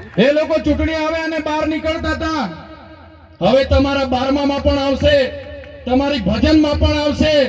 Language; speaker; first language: Gujarati; non-native, local second language; Vasavi